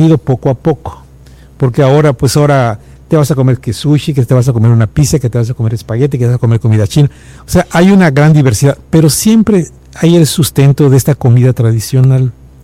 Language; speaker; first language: Spanish; native; Spanish